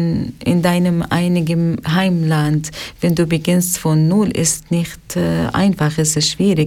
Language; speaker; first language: German; non-native, learner; Arabic